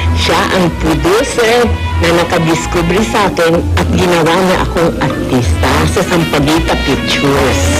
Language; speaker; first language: Filipino; non-native, local second language; Hiligaynon